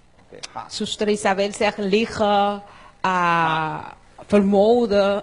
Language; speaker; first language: Dutch; non-native, learner; Spanish